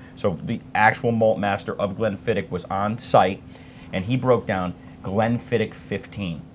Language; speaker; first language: English; native; English